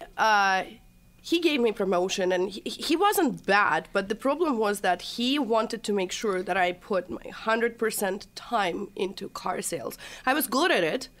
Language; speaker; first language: English; non-native, fluent; Russian